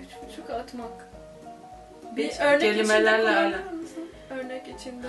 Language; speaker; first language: Turkish; non-native, fluent; Arabic